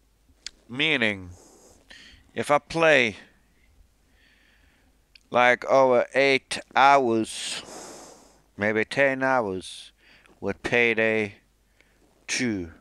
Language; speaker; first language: English; non-native, fluent; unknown